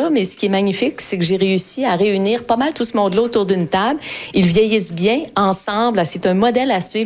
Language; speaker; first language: French; native; French